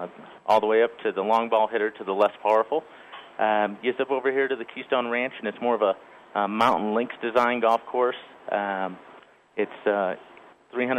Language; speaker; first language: English; native; English